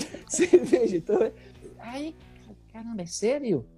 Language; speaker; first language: Portuguese; non-native, fluent; Italian